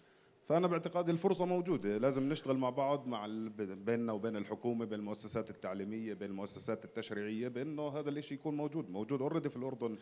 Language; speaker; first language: Arabic; native; Arabic